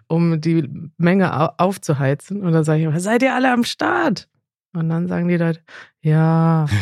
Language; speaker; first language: German; native; German